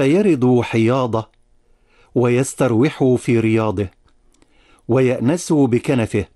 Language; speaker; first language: Arabic; native; Arabic